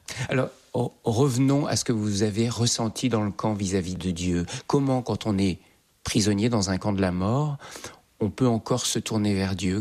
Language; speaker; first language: French; native; French